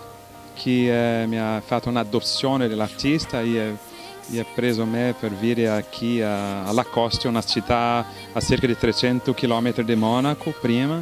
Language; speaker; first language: Italian; non-native, fluent; Portuguese